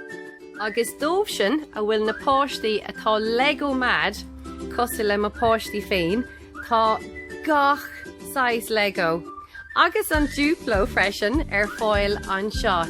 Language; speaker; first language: Irish; native; Irish